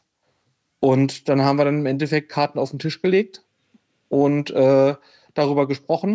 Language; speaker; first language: German; native; German